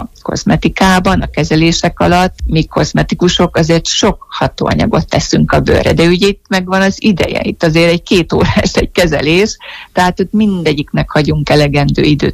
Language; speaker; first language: Hungarian; native; Hungarian